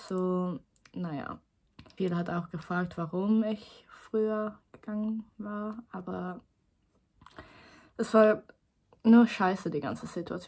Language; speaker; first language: German; non-native, learner; Swedish